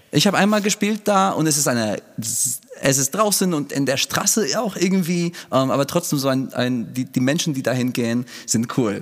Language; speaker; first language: German; non-native, fluent; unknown